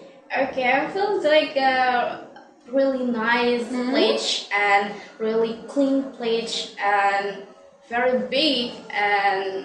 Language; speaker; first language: English; non-native, learner; Indonesian